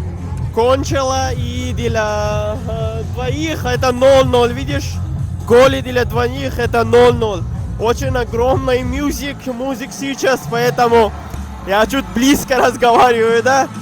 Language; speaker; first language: Russian; non-native, learner; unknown